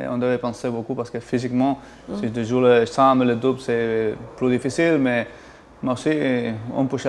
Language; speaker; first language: French; non-native, fluent; Spanish